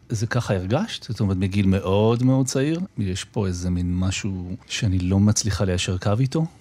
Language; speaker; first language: Hebrew; native; Hebrew